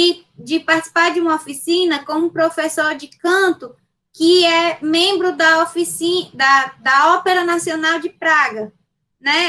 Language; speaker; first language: Portuguese; native; Portuguese